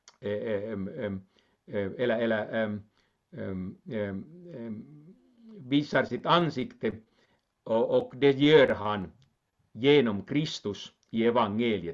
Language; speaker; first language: Swedish; non-native, local second language; Finnish